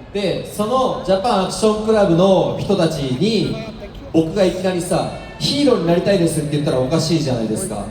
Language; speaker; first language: Japanese; native; Japanese